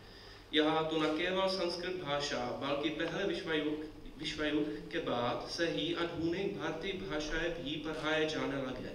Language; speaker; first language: Hindi; non-native, learner; Czech